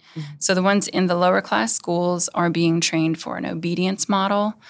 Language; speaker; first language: English; native; English